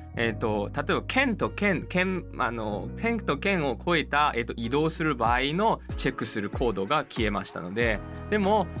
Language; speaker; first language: Japanese; non-native, fluent; Chinese